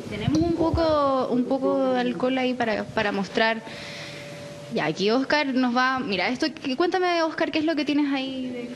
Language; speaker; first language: Spanish; native; Spanish